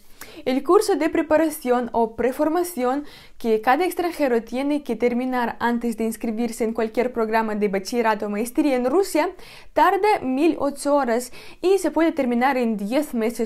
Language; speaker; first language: Spanish; non-native, fluent; Russian